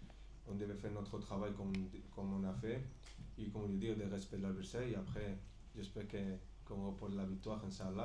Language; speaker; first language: French; non-native, fluent; Spanish